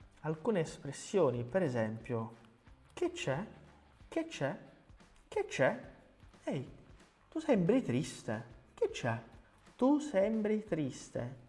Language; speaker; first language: Italian; non-native, fluent; Portuguese